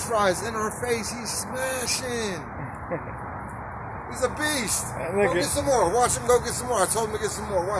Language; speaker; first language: English; native; English